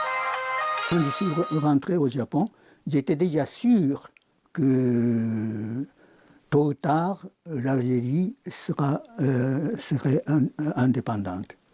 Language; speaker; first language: French; non-native, fluent; Japanese